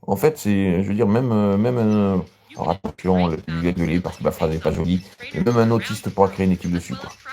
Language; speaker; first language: French; native; French